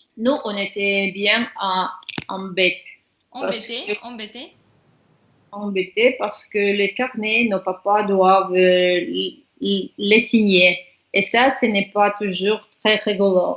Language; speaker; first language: French; non-native, learner; Russian